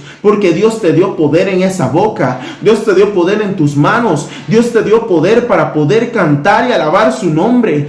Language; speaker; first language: Spanish; native; Spanish